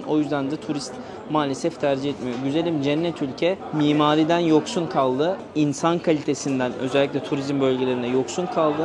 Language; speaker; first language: Turkish; native; Turkish